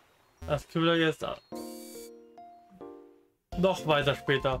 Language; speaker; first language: German; native; German